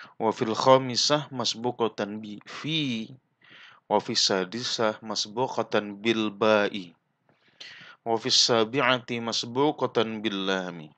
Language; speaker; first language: Arabic; non-native, fluent; Malay